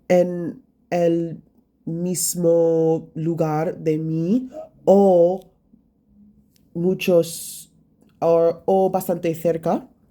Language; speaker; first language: Spanish; non-native, learner; English